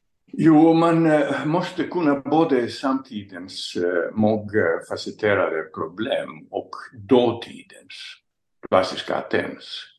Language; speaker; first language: Swedish; non-native, fluent; Greek